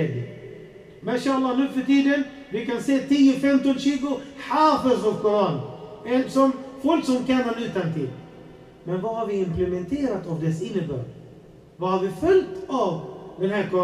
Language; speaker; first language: Swedish; non-native, fluent; Arabic